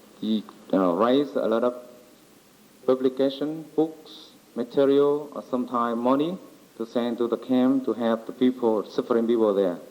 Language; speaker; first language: English; non-native, learner; Vietnamese